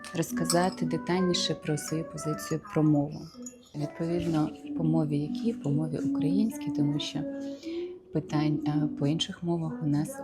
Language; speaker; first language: Ukrainian; non-native, local second language; Russian